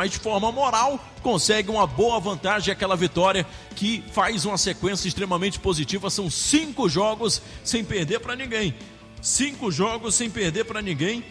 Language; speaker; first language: Portuguese; native; Portuguese